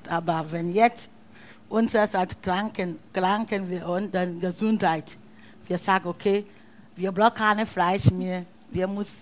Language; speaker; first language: German; non-native, learner; Akan